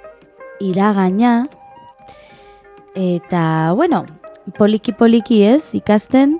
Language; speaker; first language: Basque; non-native, learner; Spanish